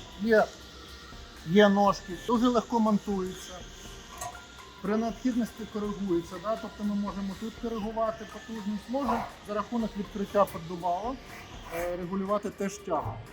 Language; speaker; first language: Ukrainian; native; Ukrainian